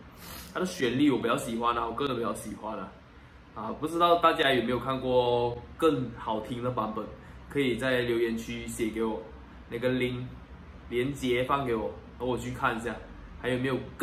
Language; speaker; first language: Chinese; native; Chinese